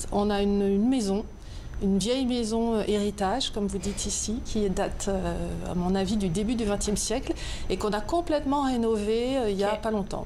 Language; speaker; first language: French; native; French